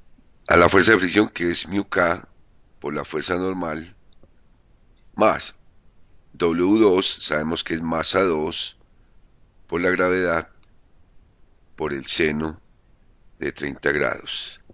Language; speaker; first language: Spanish; native; Spanish